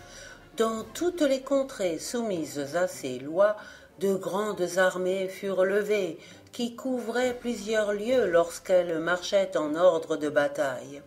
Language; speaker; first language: French; native; French